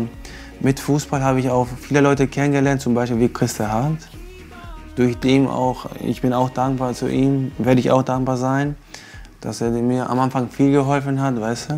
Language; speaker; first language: German; non-native, fluent; Albanian